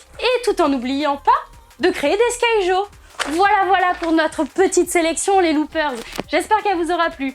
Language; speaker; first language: French; native; French